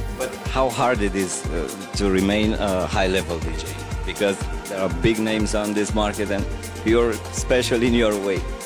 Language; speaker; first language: English; non-native, fluent; Romanian